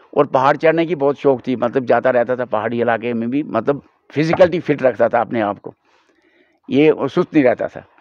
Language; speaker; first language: Hindi; non-native, local second language; Kashmiri